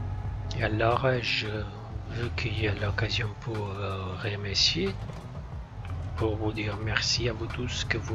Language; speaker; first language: French; non-native, fluent; Italian